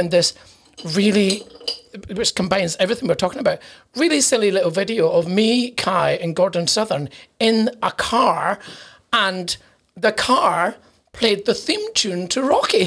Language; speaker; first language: English; native; English